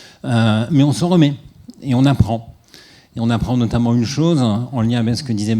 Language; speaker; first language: French; native; French